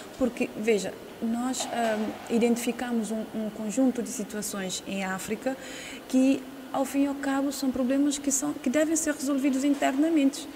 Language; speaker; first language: Portuguese; non-native, local second language; Kabuverdianu